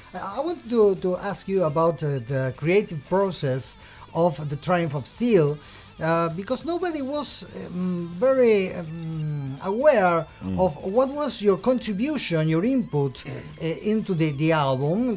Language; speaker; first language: English; non-native, fluent; Spanish